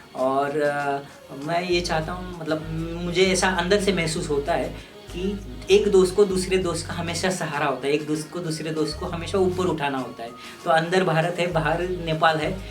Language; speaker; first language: Hindi; non-native, local second language; Marathi